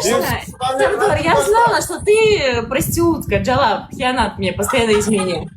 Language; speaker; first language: Russian; native; Russian